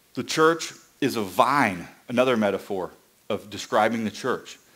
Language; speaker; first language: English; native; English